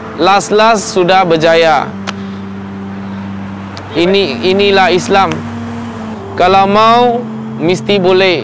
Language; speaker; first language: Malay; non-native, local second language; Min Nan Chinese